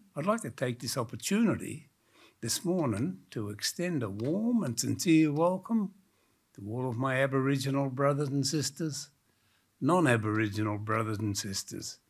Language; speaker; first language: English; native; English